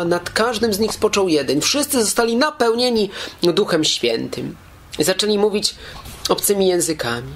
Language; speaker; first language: Polish; native; Polish